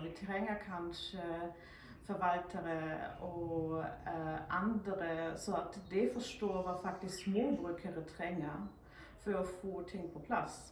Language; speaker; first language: Norwegian; non-native, fluent; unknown